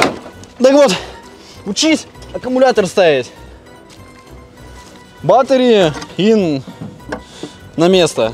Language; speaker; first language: Russian; native; Russian